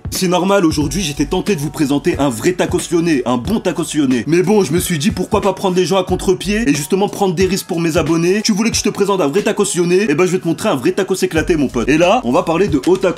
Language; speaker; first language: French; native; French